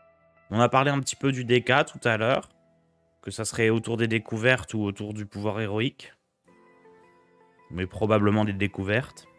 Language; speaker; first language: French; native; French